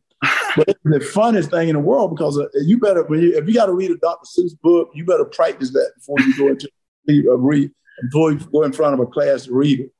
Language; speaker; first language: English; native; English